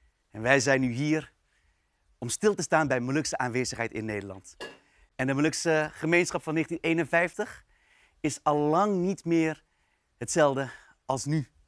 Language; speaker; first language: Dutch; early bilingual, other home language; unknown